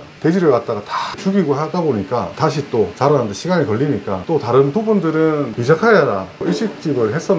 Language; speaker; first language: Korean; native; Korean